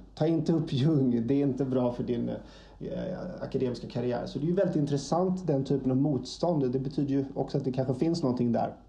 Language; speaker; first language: Swedish; native; Swedish